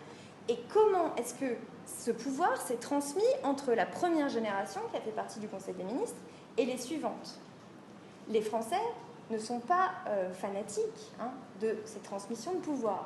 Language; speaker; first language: French; native; French